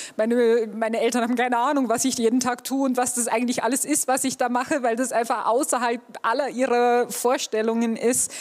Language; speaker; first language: German; native; German